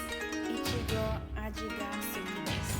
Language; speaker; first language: Japanese; non-native, learner; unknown